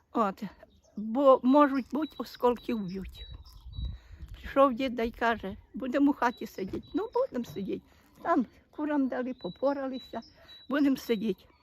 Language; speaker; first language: Ukrainian; native; Ukrainian